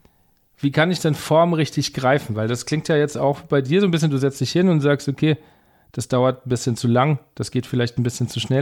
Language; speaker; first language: German; native; German